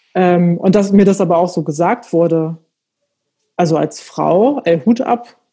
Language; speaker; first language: German; native; German